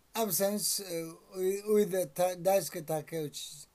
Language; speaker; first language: English; non-native, learner; Japanese